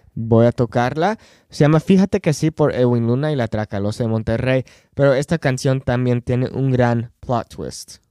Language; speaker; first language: Spanish; non-native, fluent; English